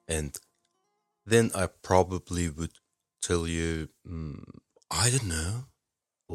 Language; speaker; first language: English; non-native, fluent; Persian